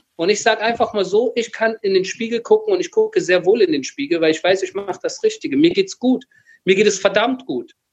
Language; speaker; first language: German; early bilingual, other home language; Persian